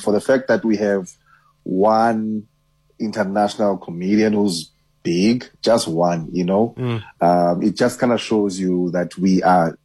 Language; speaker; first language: English; non-native, local second language; Xhosa